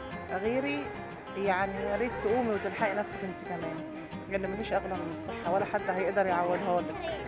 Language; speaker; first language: Arabic; native; Arabic